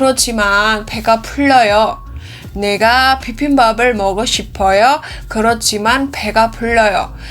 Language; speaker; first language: Korean; non-native, learner; Indonesian